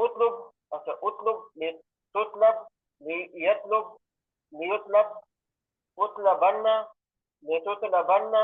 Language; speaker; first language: Arabic; non-native, learner; Urdu